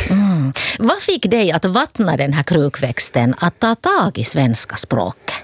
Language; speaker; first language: Swedish; native; Swedish